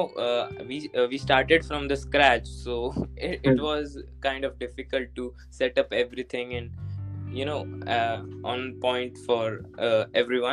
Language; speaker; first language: English; non-native, local second language; Hindi